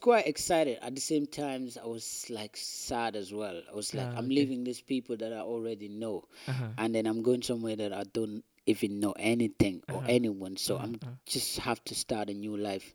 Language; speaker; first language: English; non-native, local second language; Wolof